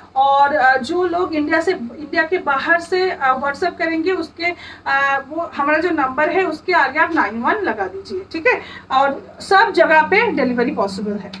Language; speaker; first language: Hindi; non-native, local second language; Bangla